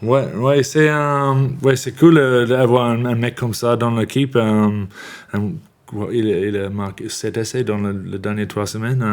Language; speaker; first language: French; non-native, learner; English